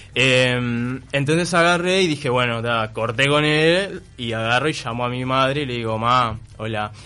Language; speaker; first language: Spanish; native; Spanish